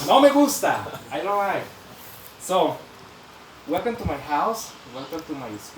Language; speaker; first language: English; non-native, fluent; Spanish